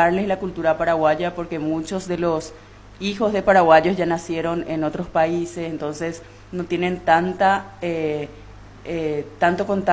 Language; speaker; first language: Spanish; non-native, local second language; Guarani